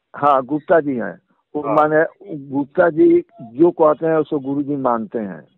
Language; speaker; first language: Hindi; native; Hindi